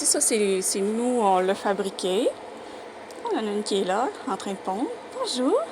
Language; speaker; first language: French; native; French